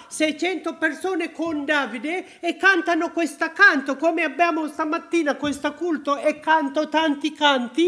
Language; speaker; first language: Italian; non-native, learner; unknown